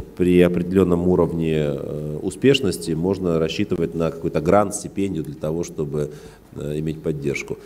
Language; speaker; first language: Russian; native; Russian